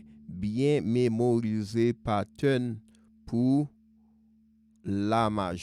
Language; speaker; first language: French; non-native, local second language; Haitian Creole